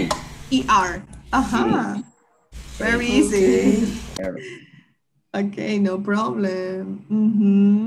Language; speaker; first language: English; non-native, fluent; Spanish